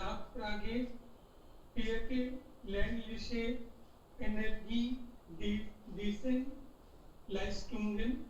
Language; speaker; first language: German; non-native, learner; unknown